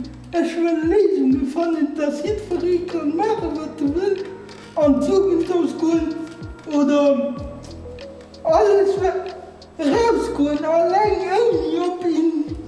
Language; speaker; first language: German; non-native, local second language; Luxembourgish